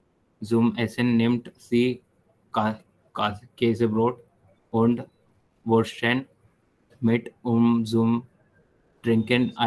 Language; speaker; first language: German; non-native, learner; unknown